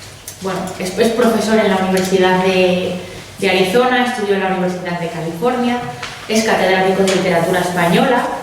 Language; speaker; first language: Spanish; native; Spanish